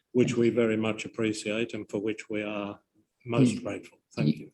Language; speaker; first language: English; native; English